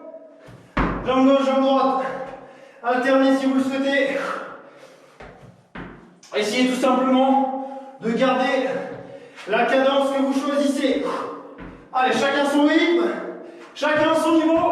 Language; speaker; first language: French; native; French